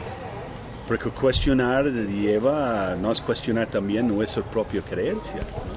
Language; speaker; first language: Spanish; non-native, fluent; Portuguese